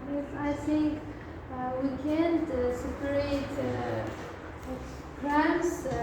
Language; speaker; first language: English; non-native, fluent; Uzbek